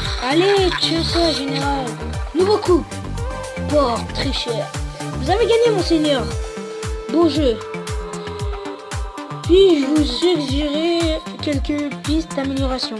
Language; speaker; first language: French; native; French